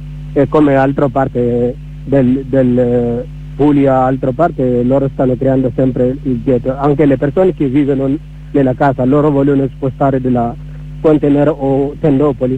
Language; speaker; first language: Italian; non-native, learner; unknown